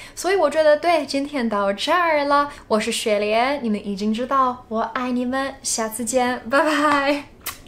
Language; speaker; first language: Chinese; non-native, fluent; English